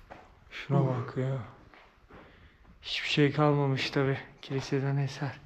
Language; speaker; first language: Turkish; native; Turkish